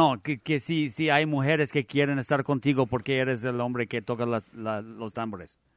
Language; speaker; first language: Spanish; non-native, learner; English